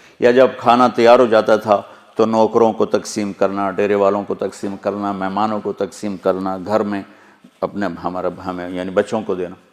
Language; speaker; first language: Urdu; non-native, local second language; Punjabi